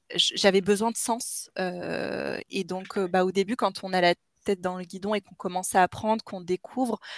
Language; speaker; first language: French; native; French